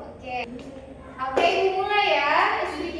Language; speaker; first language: Indonesian; native; Indonesian